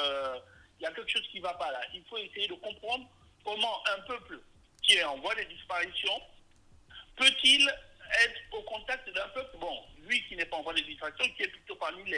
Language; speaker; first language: French; native; French